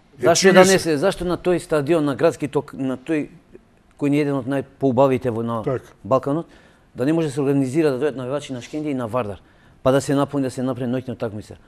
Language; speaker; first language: Macedonian; non-native, local second language; Albanian